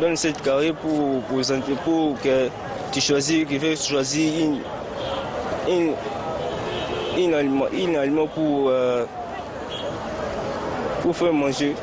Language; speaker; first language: French; non-native, learner; Lingala